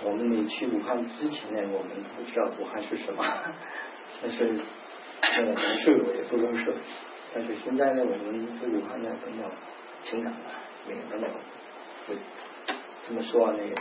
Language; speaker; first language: Chinese; non-native, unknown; English